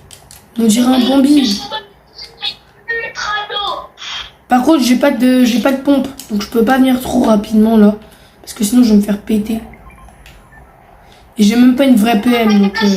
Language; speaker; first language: French; native; French